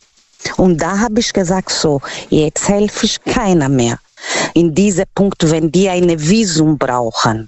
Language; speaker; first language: German; non-native, fluent; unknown